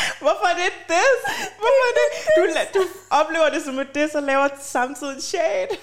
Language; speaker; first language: Danish; early bilingual, other home language; Vietnamese